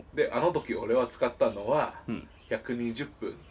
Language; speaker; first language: Japanese; non-native, fluent; Chinese